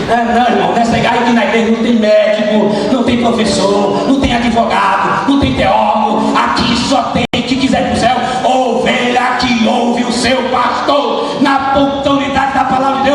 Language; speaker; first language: Portuguese; native; Portuguese